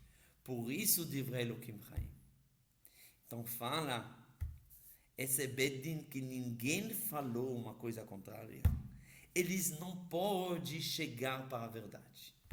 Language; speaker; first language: Portuguese; non-native, fluent; Hebrew